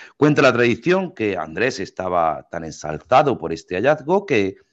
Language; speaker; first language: Spanish; native; Spanish